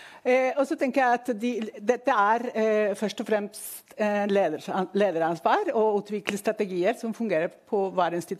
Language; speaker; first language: Norwegian; non-native, fluent; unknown